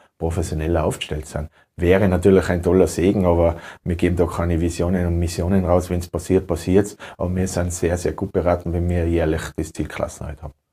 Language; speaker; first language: German; native; German